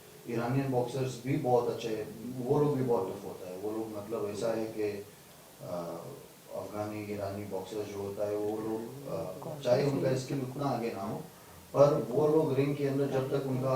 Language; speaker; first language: Hindi; non-native, fluent; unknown